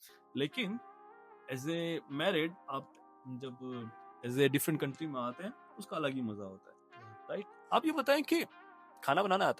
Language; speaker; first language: Hindi; native; Hindi